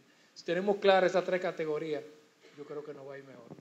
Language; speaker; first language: Spanish; native; Spanish